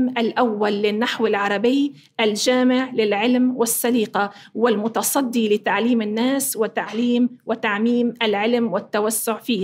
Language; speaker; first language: Arabic; native; Arabic